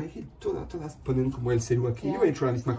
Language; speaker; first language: Spanish; native; Spanish